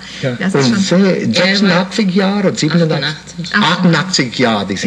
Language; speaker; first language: German; non-native, learner; English